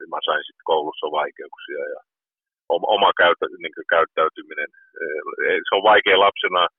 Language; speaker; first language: Finnish; early bilingual, heritage; Finnish